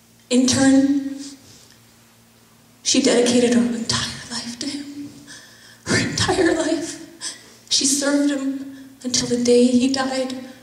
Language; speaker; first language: English; early bilingual, other home language; Persian